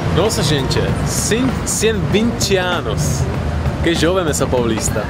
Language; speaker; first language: Portuguese; non-native, fluent; Czech